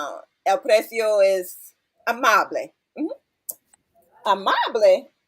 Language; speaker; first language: Spanish; non-native, learner; English